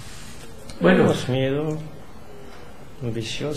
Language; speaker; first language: Spanish; non-native, learner; French